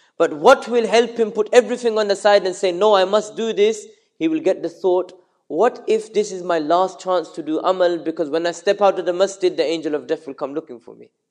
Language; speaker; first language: English; early bilingual, other home language; Urdu